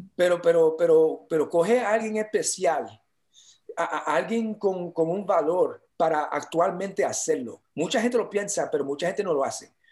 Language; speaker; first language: Spanish; early bilingual, heritage; Spanish